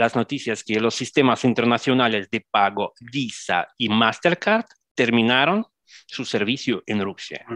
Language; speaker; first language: Spanish; non-native, fluent; Russian